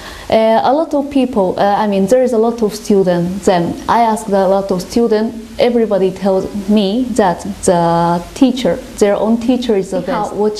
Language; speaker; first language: English; non-native, learner; Japanese